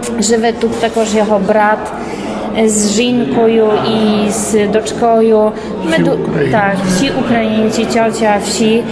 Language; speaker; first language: Ukrainian; early bilingual, heritage; Polish